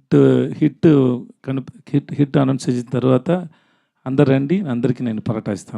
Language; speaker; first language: Telugu; non-native, learner; Tamil